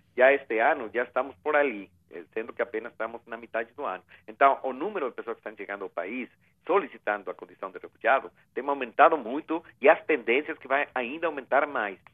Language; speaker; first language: Portuguese; non-native, fluent; Spanish